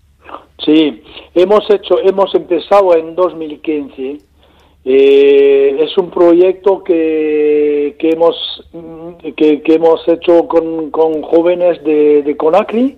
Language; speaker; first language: Spanish; non-native, learner; French